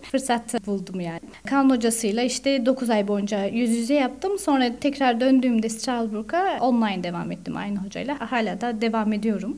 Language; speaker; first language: Turkish; early bilingual, heritage; Turkish